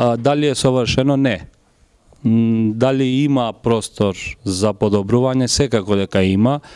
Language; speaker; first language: Macedonian; non-native, local second language; Albanian